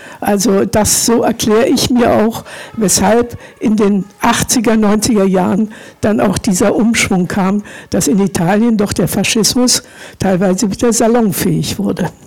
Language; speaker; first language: German; native; German